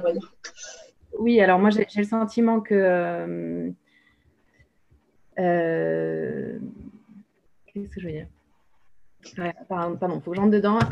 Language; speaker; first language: French; native; French